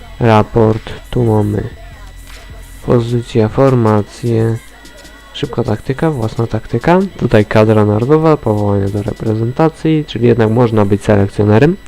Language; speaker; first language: Polish; native; Polish